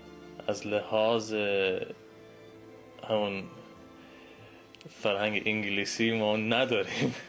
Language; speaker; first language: Persian; early bilingual, heritage; Persian